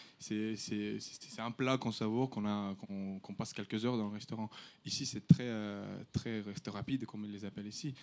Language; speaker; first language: French; early bilingual, other home language; Turkish